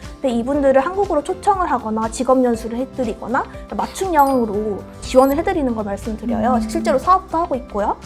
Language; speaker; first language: Korean; native; Korean